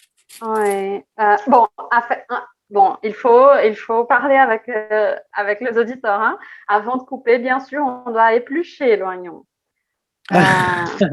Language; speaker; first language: French; non-native, fluent; Portuguese